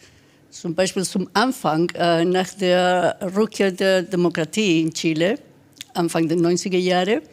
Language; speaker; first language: German; non-native, fluent; Spanish